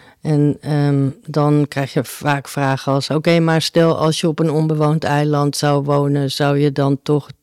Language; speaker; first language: Dutch; early bilingual, other home language; Spanish